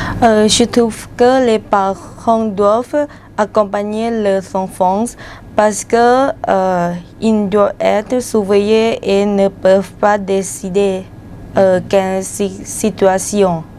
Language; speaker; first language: French; non-native, learner; Thai